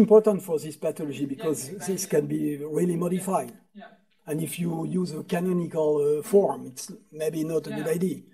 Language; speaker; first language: English; non-native, fluent; French